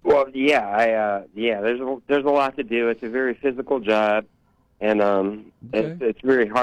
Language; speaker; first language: English; native; English